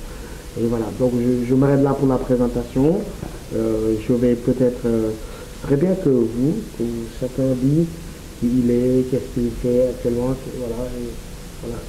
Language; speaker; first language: French; non-native, local second language; Wolof